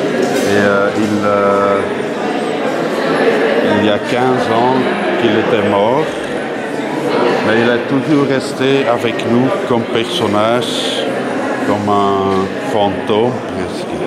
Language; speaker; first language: French; non-native, local second language; Dutch